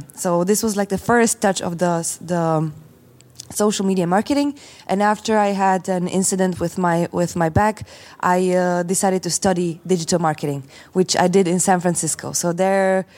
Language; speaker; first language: English; non-native, fluent; Slovak